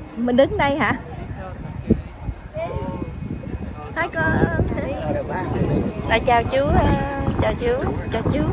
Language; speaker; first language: Vietnamese; native; Vietnamese